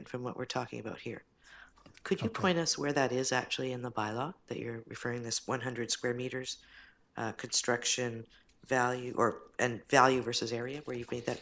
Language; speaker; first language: English; native; English